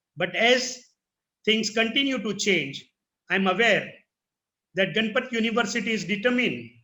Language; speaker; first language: English; non-native, local second language; Gujarati